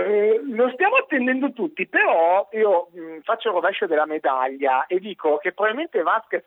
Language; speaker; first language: Italian; native; Italian